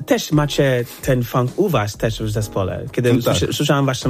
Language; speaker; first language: Polish; non-native, fluent; English